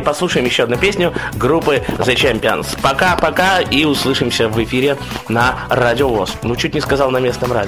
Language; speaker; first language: Russian; native; Russian